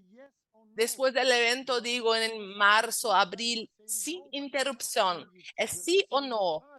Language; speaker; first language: Spanish; non-native, fluent; Portuguese